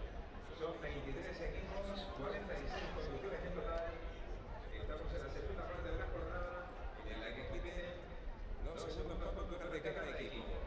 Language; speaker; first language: Spanish; native; Spanish